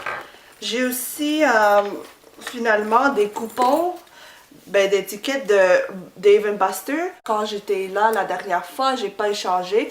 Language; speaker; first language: French; non-native, fluent; English